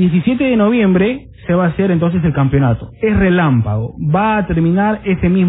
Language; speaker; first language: Spanish; native; Spanish